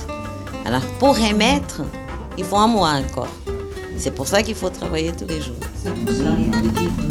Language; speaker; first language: French; non-native, fluent; Portuguese